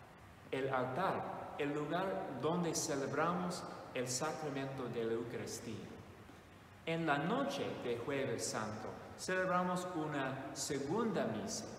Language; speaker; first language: Spanish; non-native, fluent; English